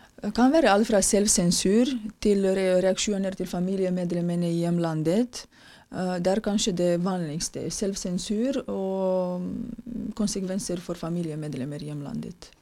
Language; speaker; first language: Norwegian; non-native, fluent; Romanian